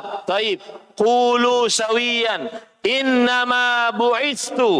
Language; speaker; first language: Arabic; non-native, fluent; Indonesian